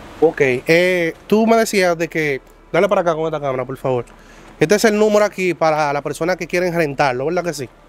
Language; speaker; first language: Spanish; native; Spanish